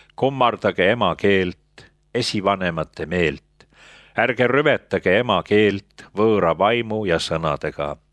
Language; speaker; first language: Estonian; native; Estonian